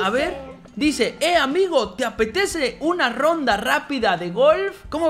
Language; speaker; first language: Spanish; native; Spanish